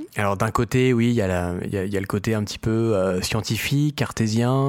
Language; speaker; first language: French; native; French